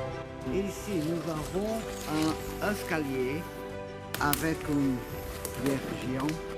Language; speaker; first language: French; non-native, learner; Portuguese